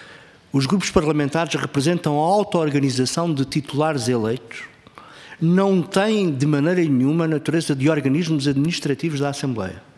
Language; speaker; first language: Portuguese; native; Portuguese